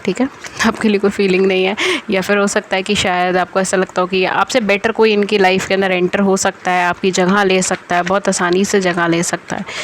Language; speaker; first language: Hindi; native; Hindi